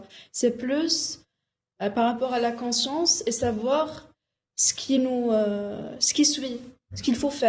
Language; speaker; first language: French; non-native, local second language; Arabic